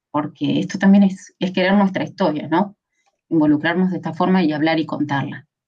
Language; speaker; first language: Spanish; native; Spanish